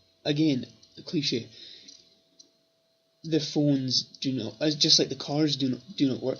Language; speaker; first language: English; native; English